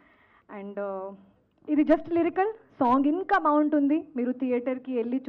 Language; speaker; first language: Telugu; non-native, learner; Hindi